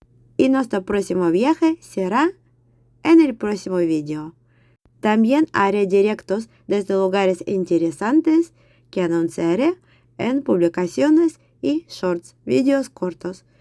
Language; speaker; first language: Spanish; non-native, fluent; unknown